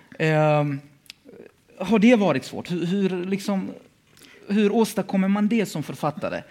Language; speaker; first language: Swedish; early bilingual, other home language; Bosnian